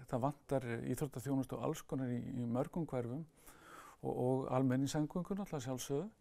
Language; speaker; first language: Icelandic; native; Icelandic